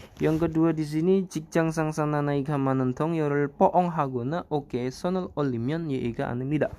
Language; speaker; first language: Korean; non-native, fluent; Indonesian